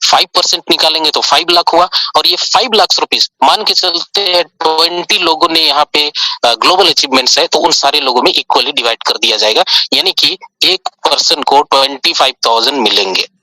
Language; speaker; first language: Hindi; native; Hindi